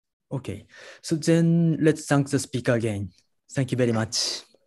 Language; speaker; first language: English; non-native, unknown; Japanese